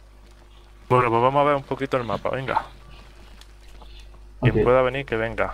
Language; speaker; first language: Spanish; native; Spanish